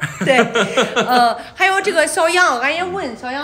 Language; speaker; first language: Chinese; native; Chinese